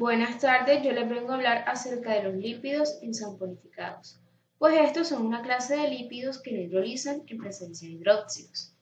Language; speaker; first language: Spanish; native; Spanish